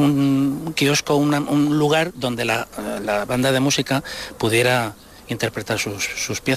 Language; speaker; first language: Spanish; native; Spanish